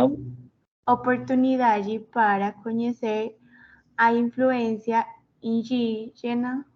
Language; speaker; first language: Portuguese; non-native, learner; Spanish